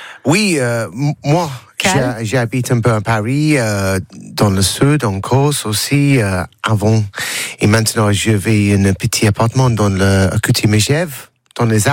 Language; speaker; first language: French; non-native, learner; English